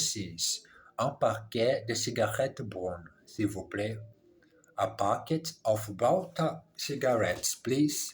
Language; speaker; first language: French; non-native, learner; English